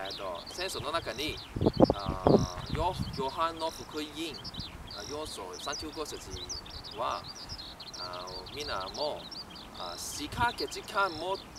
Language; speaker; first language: Japanese; non-native, learner; Chinese